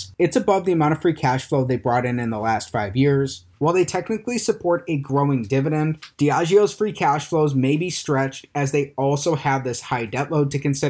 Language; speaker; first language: English; native; English